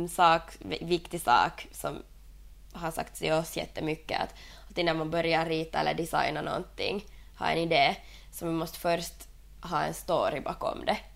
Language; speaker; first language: Swedish; non-native, local second language; Finnish